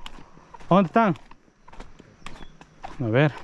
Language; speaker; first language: Spanish; native; Spanish